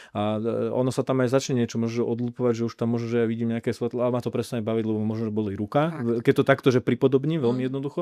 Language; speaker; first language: Slovak; native; Slovak